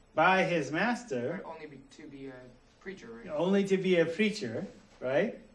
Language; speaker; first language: English; native; English